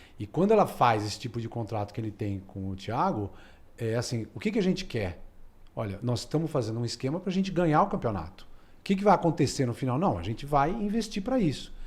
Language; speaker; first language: Portuguese; native; Portuguese